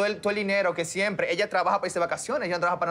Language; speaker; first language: Spanish; native; Spanish